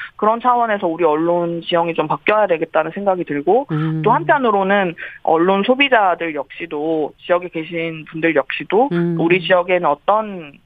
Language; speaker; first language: Korean; native; Korean